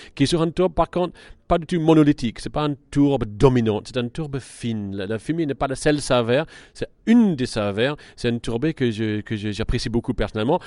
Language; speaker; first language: French; non-native, fluent; English